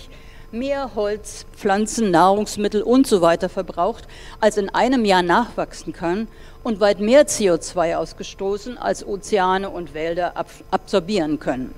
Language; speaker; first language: German; native; German